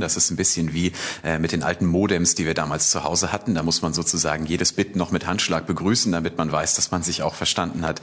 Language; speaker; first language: German; native; German